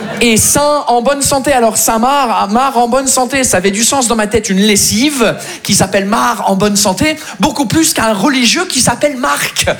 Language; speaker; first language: French; non-native, fluent; English